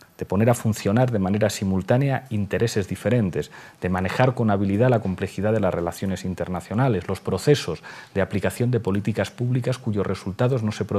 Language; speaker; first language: Spanish; native; Spanish